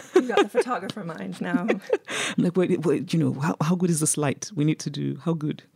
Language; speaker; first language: English; non-native, local second language; Igbo